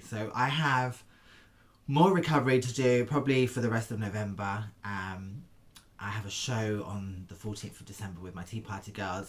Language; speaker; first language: English; native; English